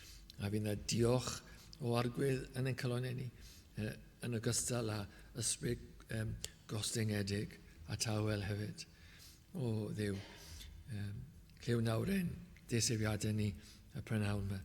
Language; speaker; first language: Welsh; native; Welsh